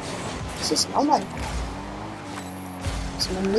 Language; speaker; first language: French; native; French